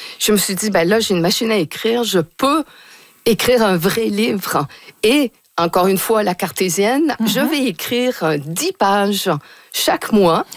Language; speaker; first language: French; native; French